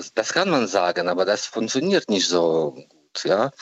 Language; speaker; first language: German; non-native, learner; Ukrainian